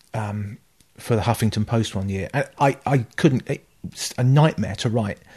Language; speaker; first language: English; native; English